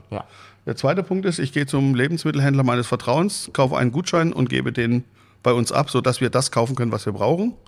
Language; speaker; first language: German; native; German